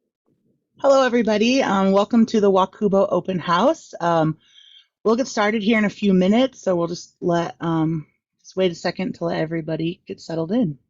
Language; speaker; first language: English; native; English